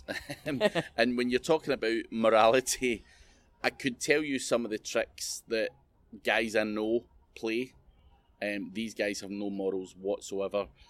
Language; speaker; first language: English; native; English